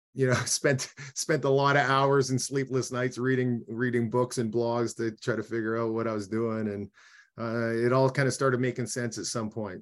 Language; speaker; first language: English; native; English